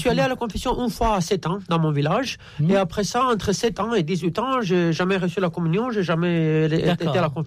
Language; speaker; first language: French; non-native, fluent; Romanian